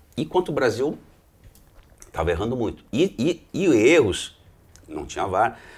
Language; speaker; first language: Portuguese; native; Portuguese